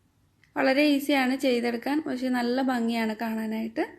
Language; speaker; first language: Malayalam; native; Malayalam